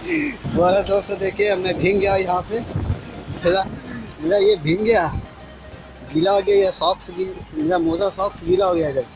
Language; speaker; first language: Hindi; native; Hindi